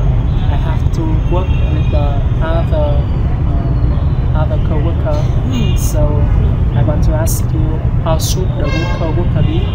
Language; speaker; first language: English; non-native, learner; Vietnamese